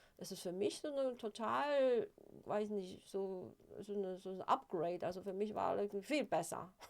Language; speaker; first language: German; non-native, fluent; Chinese